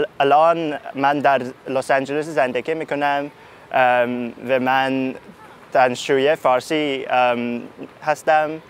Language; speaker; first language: Persian; non-native, learner; Chinese